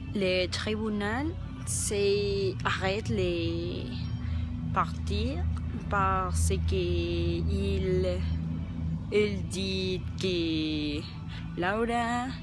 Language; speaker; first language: French; non-native, learner; Spanish